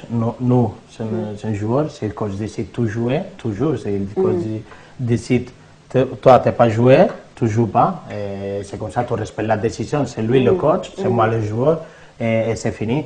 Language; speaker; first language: French; non-native, learner; Spanish